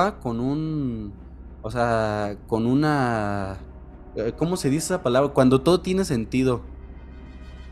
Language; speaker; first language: Spanish; native; Spanish